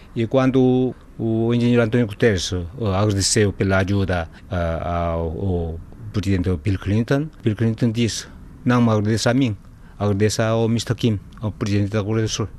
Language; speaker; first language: Portuguese; non-native, fluent; Korean